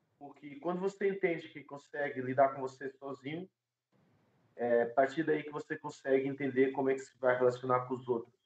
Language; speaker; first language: Portuguese; native; Portuguese